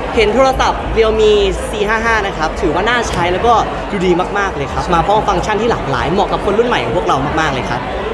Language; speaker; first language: Thai; native; Thai